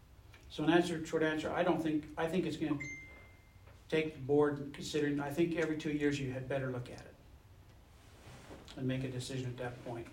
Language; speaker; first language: English; native; English